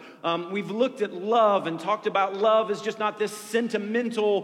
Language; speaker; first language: English; native; English